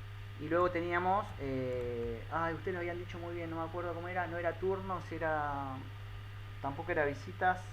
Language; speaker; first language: Spanish; native; Spanish